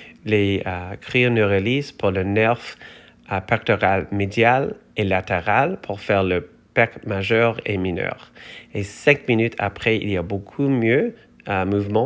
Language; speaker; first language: French; non-native, fluent; English